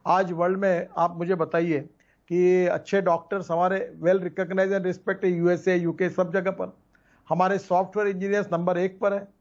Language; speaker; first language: Hindi; non-native, local second language; Marathi